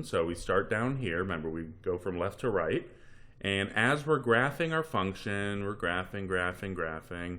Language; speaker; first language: English; native; English